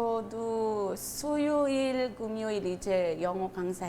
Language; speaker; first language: Korean; non-native, learner; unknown